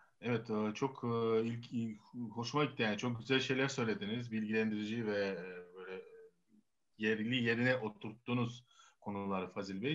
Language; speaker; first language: Turkish; non-native, fluent; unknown